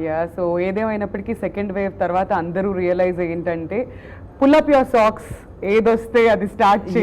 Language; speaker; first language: Telugu; native; Telugu